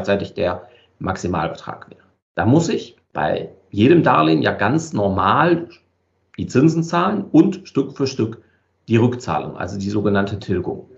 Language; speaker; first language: German; native; German